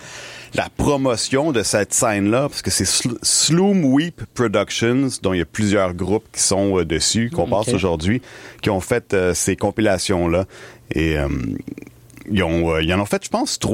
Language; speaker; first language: French; native; French